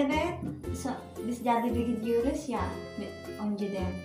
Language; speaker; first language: Turkish; non-native, learner; Filipino